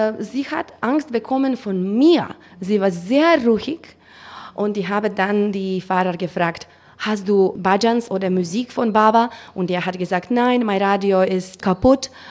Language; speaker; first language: German; non-native, learner; Macedonian